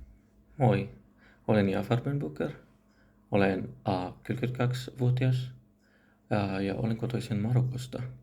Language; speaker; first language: Finnish; non-native, learner; Arabic